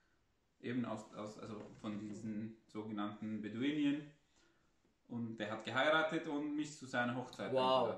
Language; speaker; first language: German; non-native, fluent; Arabic